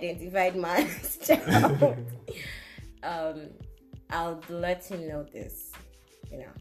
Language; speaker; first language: English; non-native, local second language; Igbo